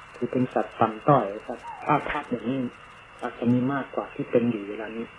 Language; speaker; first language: Thai; native; Thai